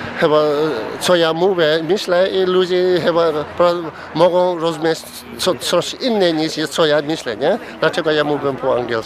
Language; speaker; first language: Polish; non-native, learner; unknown